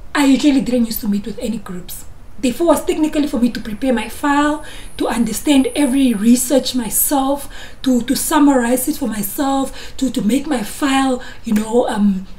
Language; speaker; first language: English; non-native, local second language; Afrikaans